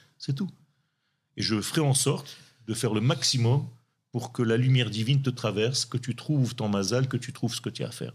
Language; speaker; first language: French; non-native, local second language; Hebrew